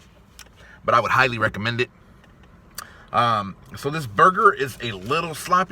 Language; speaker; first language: English; native; English